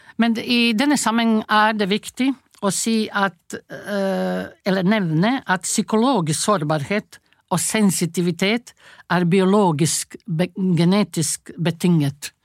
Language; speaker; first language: Norwegian; non-native, fluent; Croatian